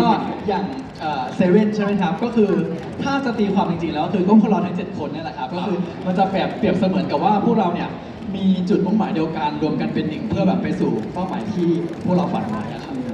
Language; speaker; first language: Thai; native; Thai